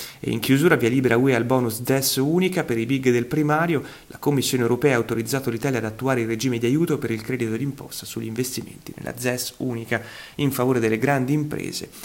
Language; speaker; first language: Italian; native; Italian